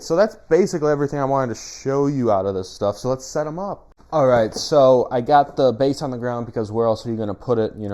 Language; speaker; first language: English; native; English